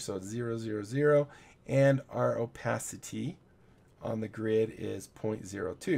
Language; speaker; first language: English; native; English